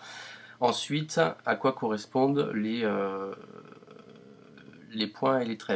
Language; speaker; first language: French; native; French